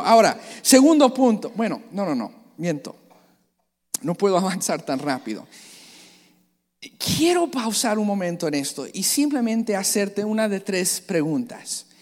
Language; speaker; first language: Spanish; native; Spanish